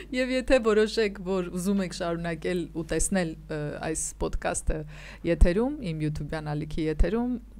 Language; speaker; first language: Armenian; native; Armenian